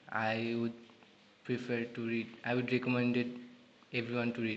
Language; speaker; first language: English; non-native, learner; Bangla